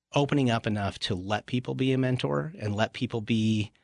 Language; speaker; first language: English; native; English